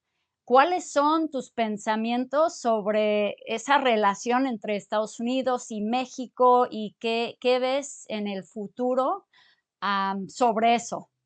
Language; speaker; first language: Spanish; early bilingual, other home language; English